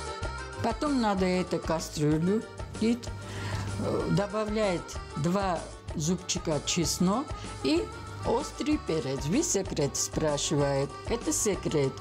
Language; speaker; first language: Russian; non-native, learner; Armenian